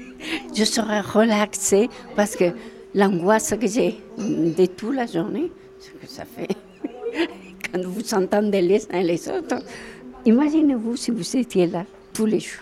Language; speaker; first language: French; non-native, fluent; Spanish